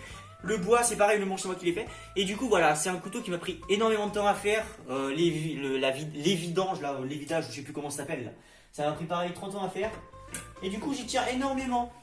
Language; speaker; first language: French; native; French